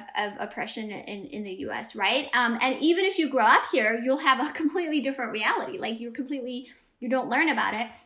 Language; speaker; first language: English; early bilingual, other home language; Amharic